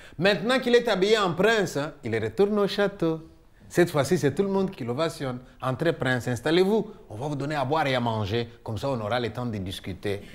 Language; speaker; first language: French; non-native, local second language; Luba-Lulua